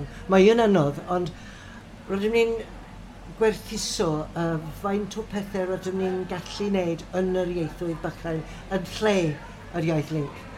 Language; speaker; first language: Welsh; non-native, fluent; English